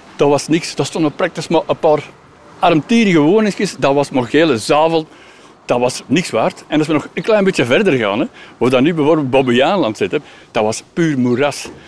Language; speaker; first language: Dutch; native; Dutch